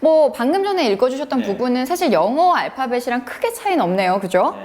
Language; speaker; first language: Korean; native; Korean